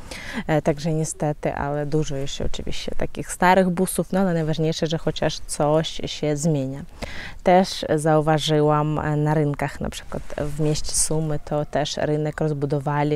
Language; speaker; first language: Polish; non-native, fluent; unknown